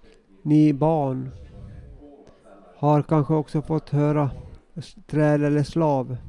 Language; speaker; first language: Swedish; non-native, local second language; Finnish